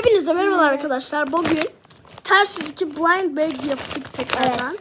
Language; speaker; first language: Turkish; native; Turkish